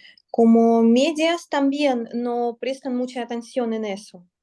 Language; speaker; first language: Spanish; non-native, learner; Russian